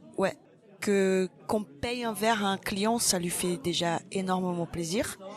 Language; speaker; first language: French; non-native, fluent; Portuguese